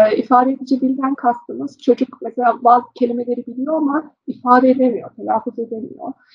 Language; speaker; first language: Turkish; early bilingual, heritage; Turkish